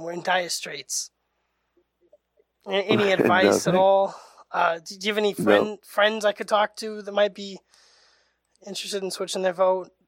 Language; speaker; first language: English; native; English